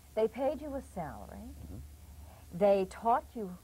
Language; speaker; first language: English; native; English